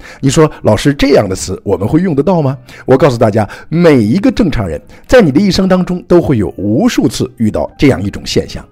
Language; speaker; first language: Chinese; native; Chinese